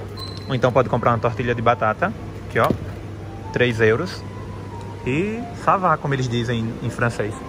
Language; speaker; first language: Portuguese; native; Portuguese